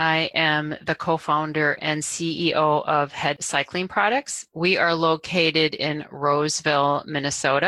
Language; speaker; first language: English; native; English